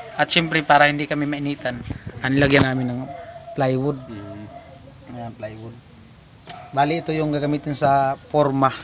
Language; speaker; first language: Filipino; non-native, local second language; Bikol